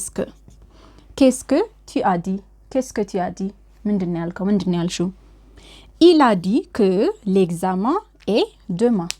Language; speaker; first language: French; non-native, fluent; Amharic